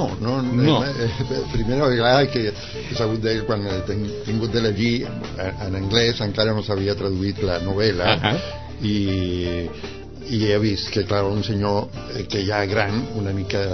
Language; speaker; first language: Catalan; non-native, fluent; Spanish